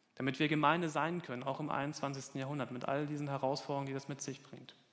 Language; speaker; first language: German; native; German